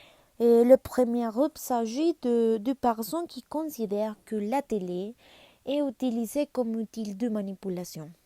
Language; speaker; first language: French; non-native, learner; Spanish